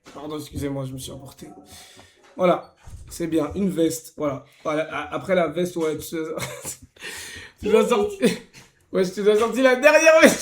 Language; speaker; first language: French; native; French